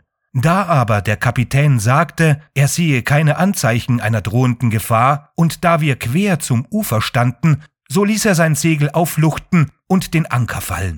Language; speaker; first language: German; native; German